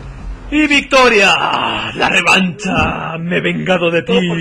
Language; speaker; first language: Spanish; native; Spanish